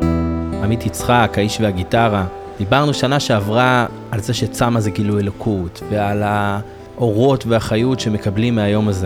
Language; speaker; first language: Hebrew; native; Hebrew